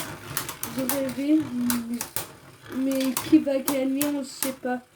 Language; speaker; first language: French; native; French